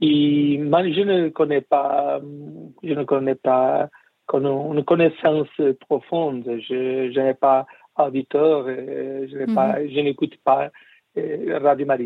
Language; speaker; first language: French; non-native, learner; Portuguese